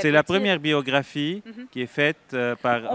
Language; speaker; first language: French; native; French